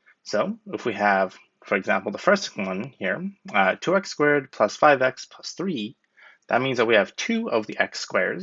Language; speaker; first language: English; native; English